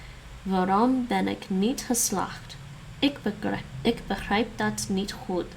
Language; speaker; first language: Dutch; non-native, learner; English